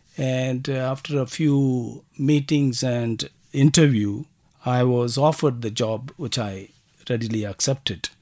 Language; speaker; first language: English; non-native, local second language; Tamil